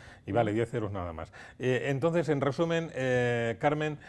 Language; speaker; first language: Spanish; native; Spanish